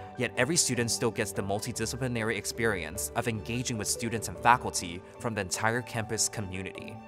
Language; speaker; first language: English; early bilingual, other home language; Chinese